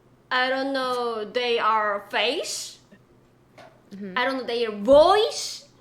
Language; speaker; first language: English; non-native, learner; Korean